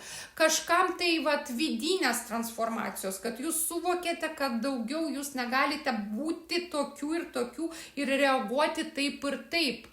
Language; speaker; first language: Lithuanian; native; Lithuanian